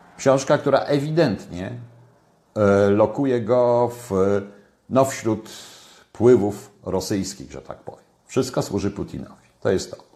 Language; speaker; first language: Polish; native; Polish